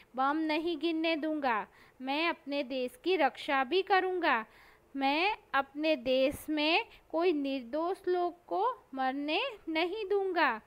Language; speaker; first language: Hindi; non-native, local second language; Gujarati